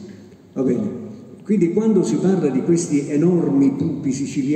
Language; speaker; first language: Italian; native; Italian